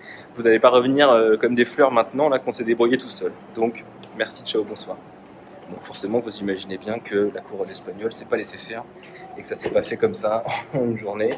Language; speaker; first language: French; native; French